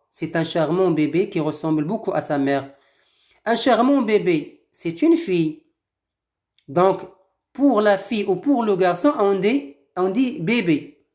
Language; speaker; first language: French; non-native, local second language; Arabic